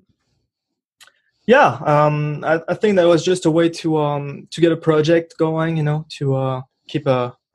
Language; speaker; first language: English; non-native, fluent; French